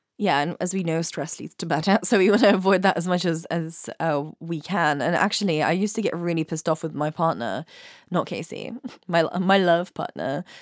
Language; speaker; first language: English; native; English